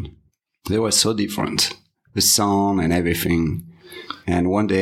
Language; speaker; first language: English; non-native, fluent; French